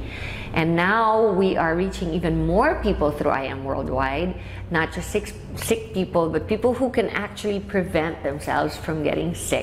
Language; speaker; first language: English; non-native, local second language; Filipino